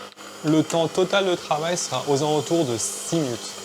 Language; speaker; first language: French; native; French